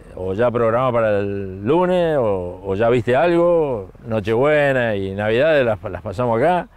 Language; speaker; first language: Spanish; native; Spanish